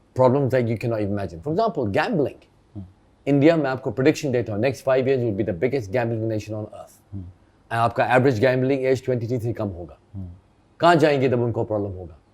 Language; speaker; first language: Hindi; early bilingual, heritage; Hindi